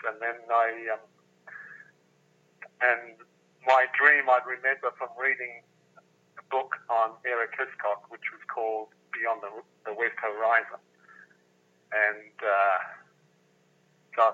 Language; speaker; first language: English; native; English